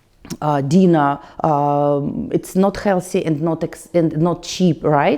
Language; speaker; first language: English; non-native, learner; Russian